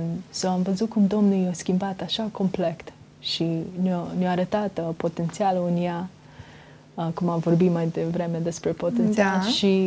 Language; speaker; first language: Romanian; early bilingual, heritage; Romanian